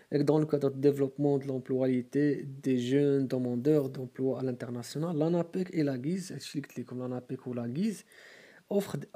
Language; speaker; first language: French; non-native, local second language; Arabic